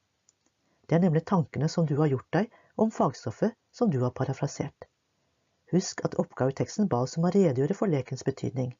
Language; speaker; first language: Norwegian; native; Norwegian